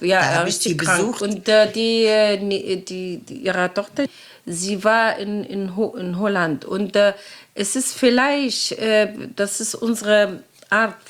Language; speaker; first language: German; non-native, fluent; Arabic